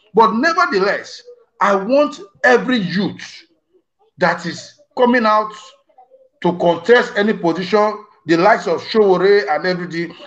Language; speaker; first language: English; non-native, local second language; Bini